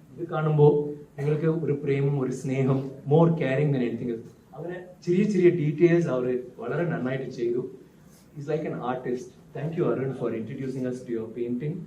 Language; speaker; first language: Malayalam; non-native, learner; Tamil